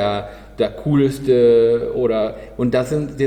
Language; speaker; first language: German; non-native, learner; Spanish